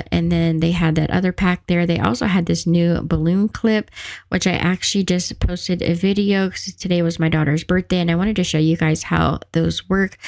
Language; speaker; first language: English; native; English